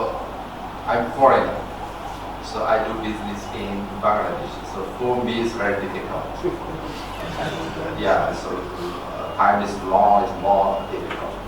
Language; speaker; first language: English; non-native, learner; Chinese